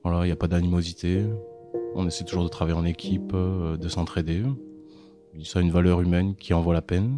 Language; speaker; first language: French; native; French